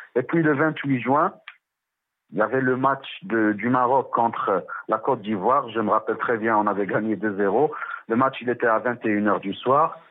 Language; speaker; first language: French; non-native, local second language; Arabic